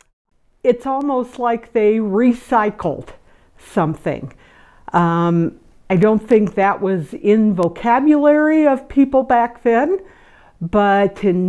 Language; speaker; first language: English; native; English